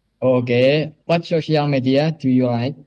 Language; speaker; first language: English; non-native, learner; Indonesian